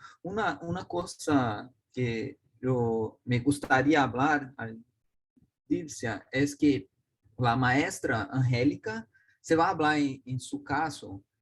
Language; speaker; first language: Spanish; non-native, learner; Portuguese